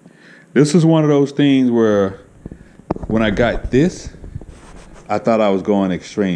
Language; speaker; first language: English; native; English